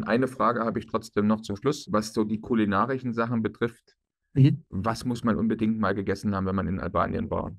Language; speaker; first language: German; native; German